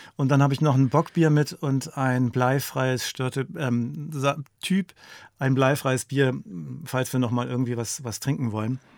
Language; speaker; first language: German; native; German